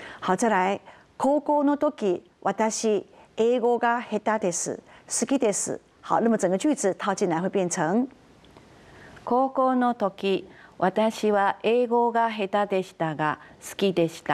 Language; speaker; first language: Japanese; non-native, fluent; Chinese